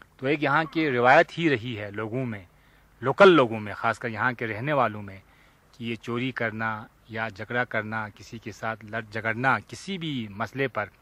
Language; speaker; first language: Urdu; non-native, local second language; Ladakhi